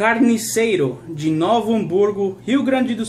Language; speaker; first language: Portuguese; native; Portuguese